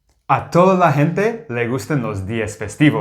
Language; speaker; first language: Spanish; non-native, fluent; English